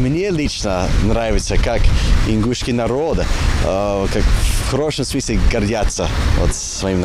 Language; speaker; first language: Russian; non-native, fluent; English